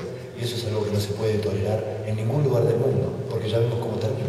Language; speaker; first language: Spanish; native; Spanish